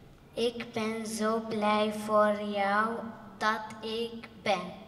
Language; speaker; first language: Dutch; non-native, learner; Arabic